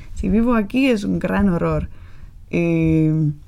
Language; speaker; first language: Spanish; non-native, learner; English